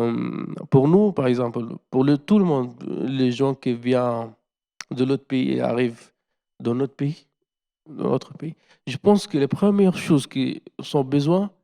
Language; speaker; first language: French; non-native, learner; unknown